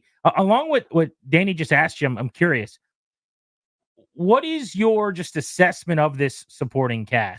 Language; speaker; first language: English; native; English